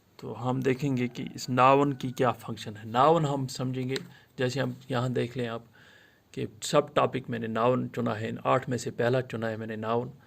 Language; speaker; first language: Urdu; non-native, local second language; Kashmiri